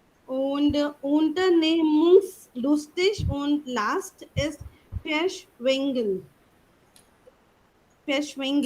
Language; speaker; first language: German; non-native, learner; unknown